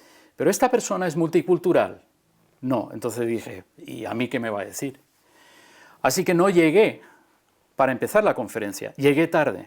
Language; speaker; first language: Spanish; early bilingual, other home language; English